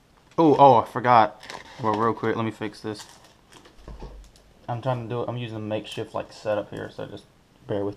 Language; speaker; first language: English; native; English